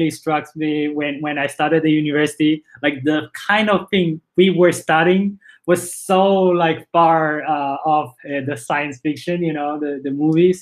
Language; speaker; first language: English; early bilingual, other home language; Spanish